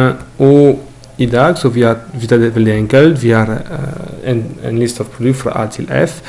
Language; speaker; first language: Norwegian; non-native, learner; French